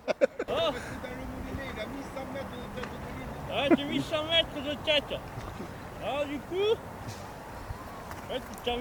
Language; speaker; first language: French; native; French